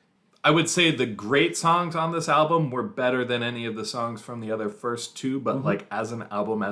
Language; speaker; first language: English; native; English